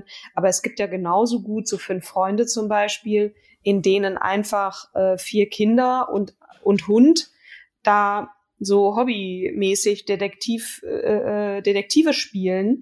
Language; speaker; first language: German; native; German